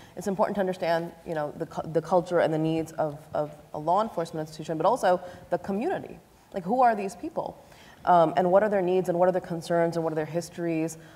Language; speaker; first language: English; native; English